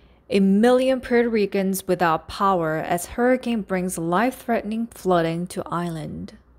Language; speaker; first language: English; non-native, fluent; Korean